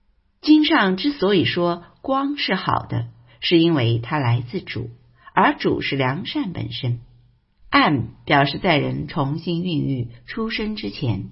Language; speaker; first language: Chinese; native; Chinese